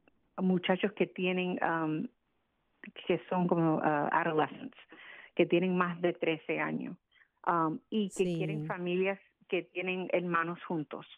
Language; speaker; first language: Spanish; early bilingual, other home language; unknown